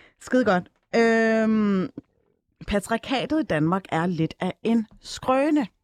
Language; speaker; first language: Danish; early bilingual, other home language; Turkish